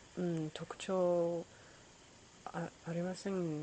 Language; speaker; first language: Japanese; non-native, learner; English